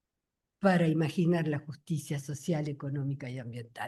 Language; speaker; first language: Spanish; native; Spanish